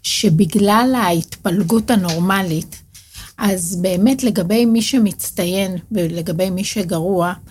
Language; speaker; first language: Hebrew; native; Hebrew